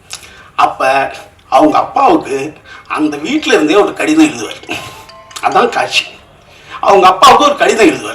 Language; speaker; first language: Tamil; native; Tamil